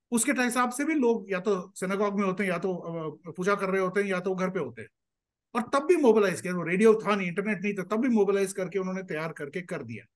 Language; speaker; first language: Hindi; native; Hindi